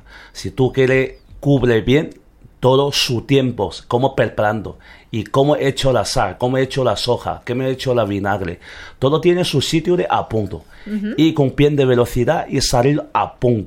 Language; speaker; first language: Spanish; non-native, learner; Chinese